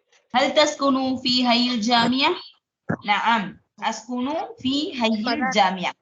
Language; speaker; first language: Arabic; non-native, learner; Tamil